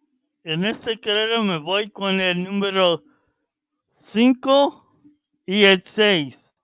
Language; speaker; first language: Spanish; early bilingual, heritage; Spanish